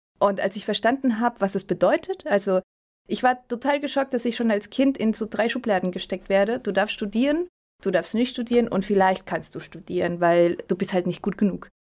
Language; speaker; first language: German; early bilingual, other home language; Spanish